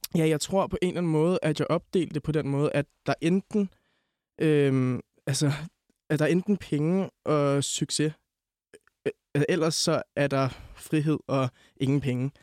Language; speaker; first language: Danish; native; Danish